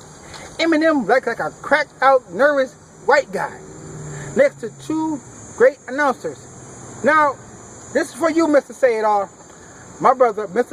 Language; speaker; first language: English; native; English